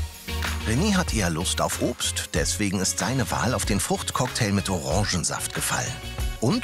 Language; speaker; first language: German; native; German